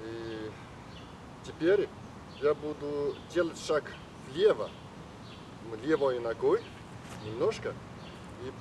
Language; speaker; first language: Russian; non-native, learner; Chinese